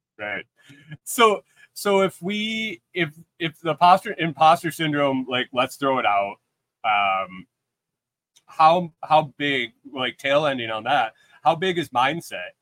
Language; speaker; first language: English; native; English